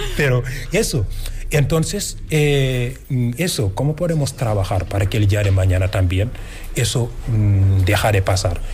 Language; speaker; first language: Spanish; non-native, fluent; Wolof